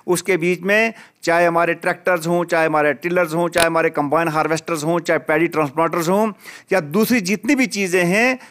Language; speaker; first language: Urdu; non-native, local second language; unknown